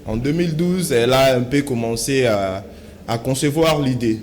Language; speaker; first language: French; non-native, local second language; Lingala